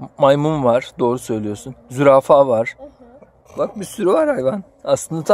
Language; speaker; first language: Turkish; native; Turkish